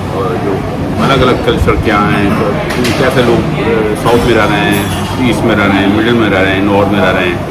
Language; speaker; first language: Hindi; non-native, fluent; Punjabi